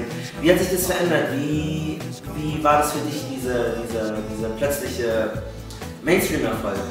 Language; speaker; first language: German; native; German